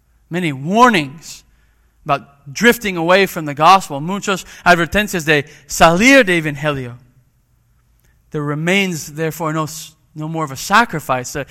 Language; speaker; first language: English; native; English